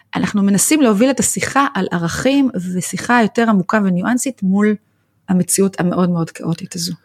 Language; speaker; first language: Hebrew; native; Hebrew